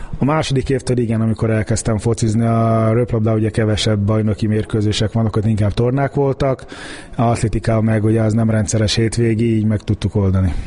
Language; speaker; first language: Hungarian; early bilingual, heritage; Hungarian